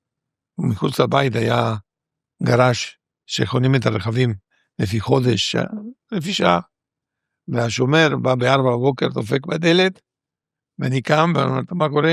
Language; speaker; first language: Hebrew; non-native, fluent; Spanish